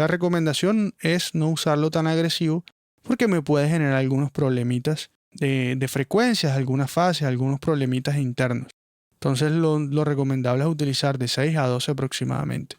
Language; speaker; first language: Spanish; native; Spanish